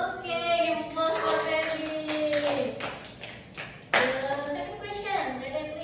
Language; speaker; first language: English; non-native, learner; Indonesian